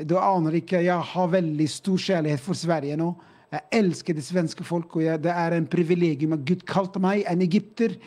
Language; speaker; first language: Norwegian; non-native, fluent; Arabic